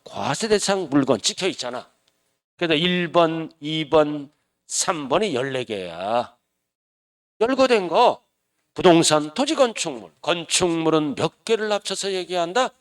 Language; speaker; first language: Korean; native; Korean